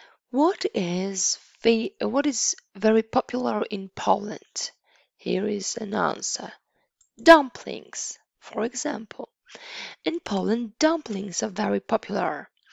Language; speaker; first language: English; non-native, fluent; Polish